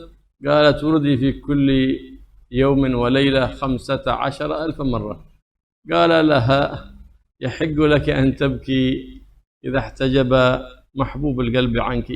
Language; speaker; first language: Arabic; native; Arabic